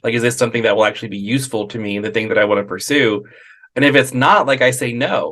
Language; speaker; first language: English; native; English